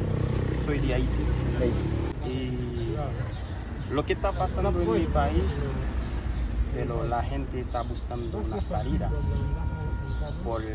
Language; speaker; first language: Spanish; non-native, learner; Haitian Creole